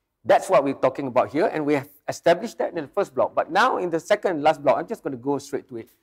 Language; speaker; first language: English; non-native, local second language; Malay